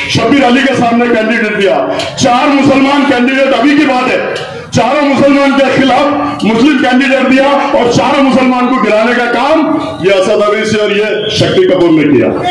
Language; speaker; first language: Hindi; non-native, local second language; Urdu